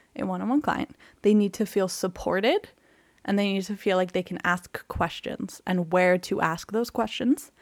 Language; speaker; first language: English; native; English